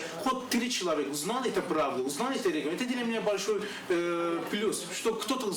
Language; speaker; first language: Russian; non-native, local second language; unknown